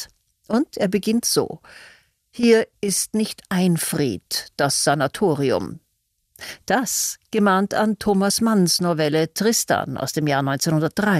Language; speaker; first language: German; native; German